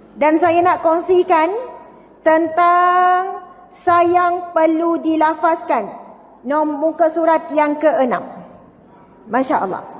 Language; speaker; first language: Malay; native; Malay